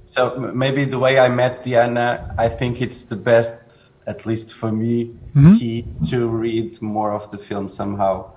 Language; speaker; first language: English; non-native, fluent; Portuguese